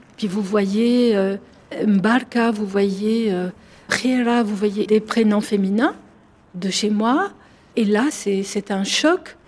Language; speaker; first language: French; non-native, local second language; Arabic